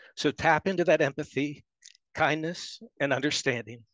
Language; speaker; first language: English; native; English